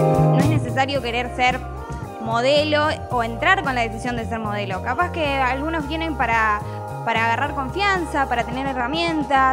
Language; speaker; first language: Spanish; native; Spanish